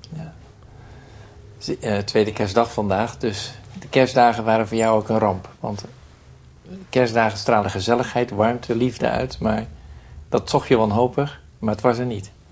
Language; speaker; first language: Dutch; native; Dutch